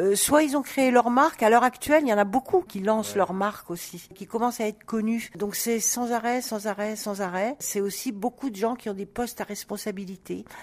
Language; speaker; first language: French; native; French